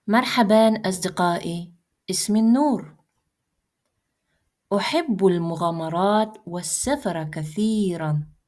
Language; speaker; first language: Arabic; non-native, fluent; Russian